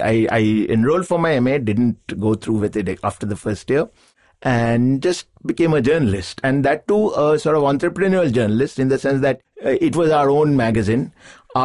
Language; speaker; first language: English; non-native, local second language; Bangla